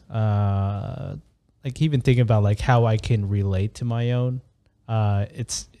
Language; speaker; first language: English; early bilingual, other home language; Filipino